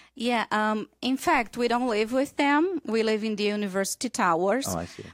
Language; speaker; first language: English; non-native, fluent; Portuguese